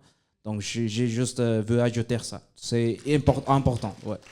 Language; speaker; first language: French; non-native, fluent; Spanish